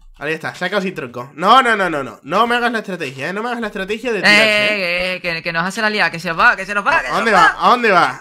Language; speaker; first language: Spanish; native; Spanish